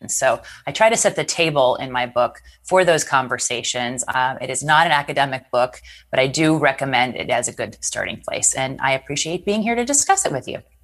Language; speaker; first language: English; native; English